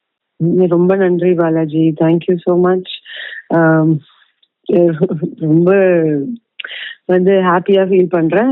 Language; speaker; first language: Tamil; non-native, fluent; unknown